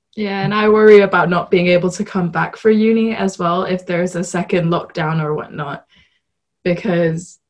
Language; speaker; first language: English; non-native, local second language; Cantonese